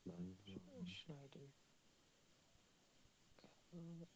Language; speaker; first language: German; non-native, learner; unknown